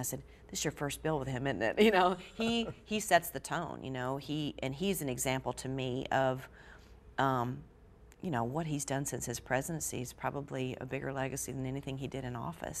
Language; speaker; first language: English; native; English